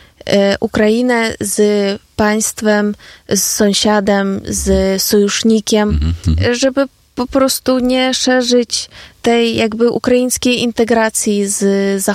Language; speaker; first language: Polish; non-native, fluent; Ukrainian